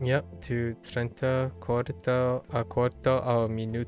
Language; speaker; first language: Spanish; non-native, learner; English